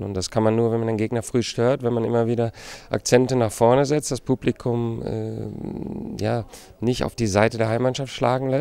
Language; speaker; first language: German; native; German